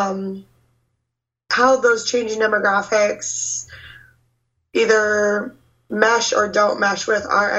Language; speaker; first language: English; native; English